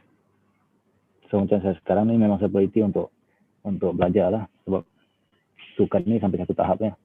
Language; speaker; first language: Malay; non-native, local second language; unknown